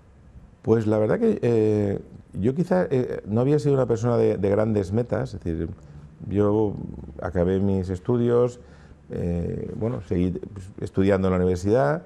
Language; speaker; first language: Spanish; native; Spanish